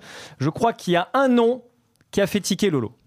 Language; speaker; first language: French; native; French